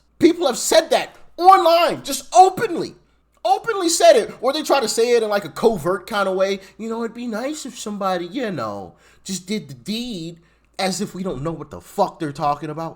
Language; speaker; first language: English; native; English